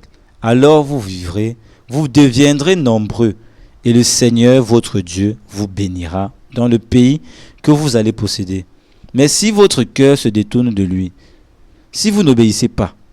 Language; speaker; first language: French; non-native, local second language; Lingala